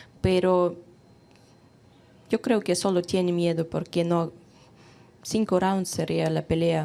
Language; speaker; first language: Spanish; non-native, fluent; Russian